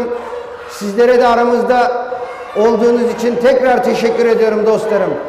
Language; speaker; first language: Turkish; native; Turkish